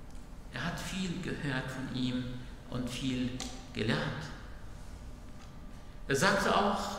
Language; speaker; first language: German; non-native, fluent; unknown